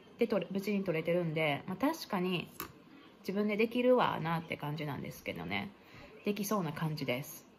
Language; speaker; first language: Japanese; native; Japanese